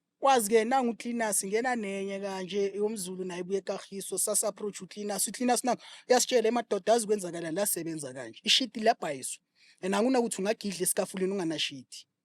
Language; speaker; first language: Zulu; non-native, local second language; Southern Sotho